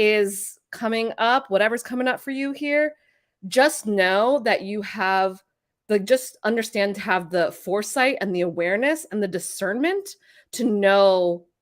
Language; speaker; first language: English; native; English